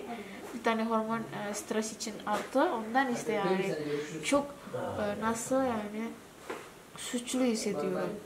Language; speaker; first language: Turkish; non-native, learner; Indonesian